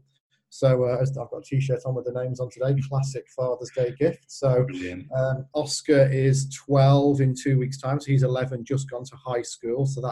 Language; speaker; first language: English; native; English